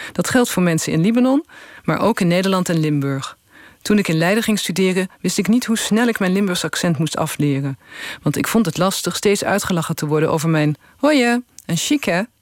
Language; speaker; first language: Dutch; native; Dutch